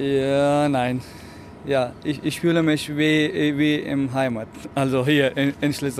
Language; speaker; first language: German; non-native, learner; Arabic